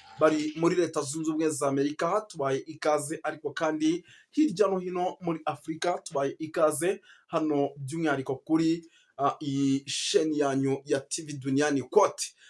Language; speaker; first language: Kinyarwanda; native; Kinyarwanda